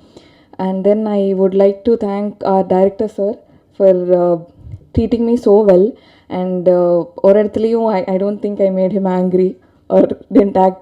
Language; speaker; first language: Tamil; non-native, learner; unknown